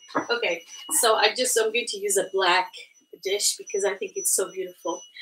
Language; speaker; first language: English; non-native, fluent; Portuguese